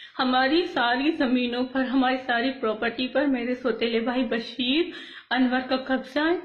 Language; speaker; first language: Urdu; non-native, local second language; Baluchi